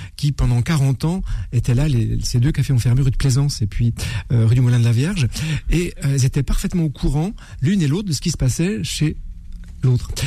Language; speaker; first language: French; native; French